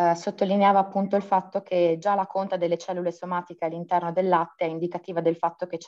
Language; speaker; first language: Italian; native; Italian